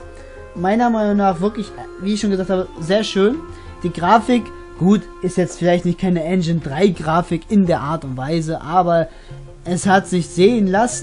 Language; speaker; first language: German; native; German